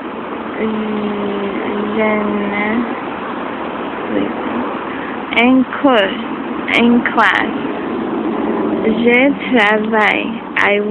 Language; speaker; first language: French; non-native, learner; English